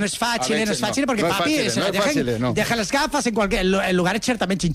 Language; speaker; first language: Spanish; native; Spanish